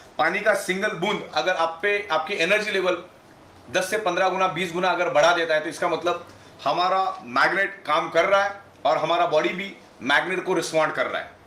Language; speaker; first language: Hindi; non-native, local second language; Gujarati